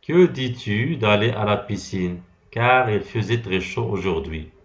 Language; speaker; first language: French; non-native, local second language; Arabic